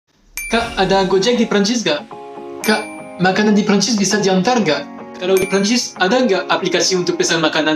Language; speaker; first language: Indonesian; non-native, fluent; French